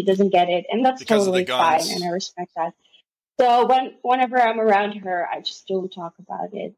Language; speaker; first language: English; non-native, fluent; Dutch